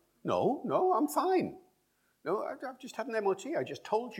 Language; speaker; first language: English; native; English